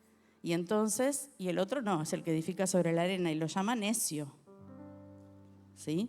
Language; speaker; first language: Spanish; native; Spanish